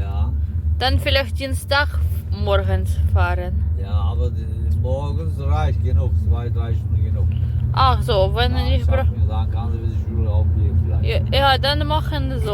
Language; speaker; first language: German; non-native, learner; Ukrainian